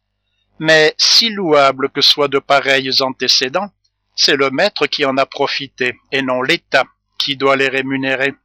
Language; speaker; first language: French; native; French